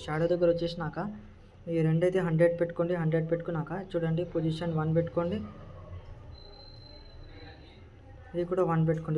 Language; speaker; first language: Telugu; native; Telugu